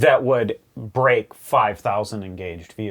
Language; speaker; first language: English; native; English